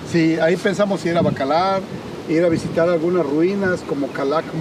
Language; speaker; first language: Spanish; native; Spanish